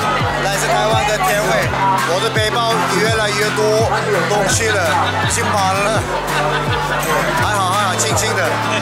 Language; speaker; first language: Chinese; non-native, fluent; Turkish